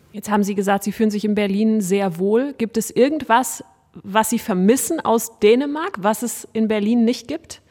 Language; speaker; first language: German; native; German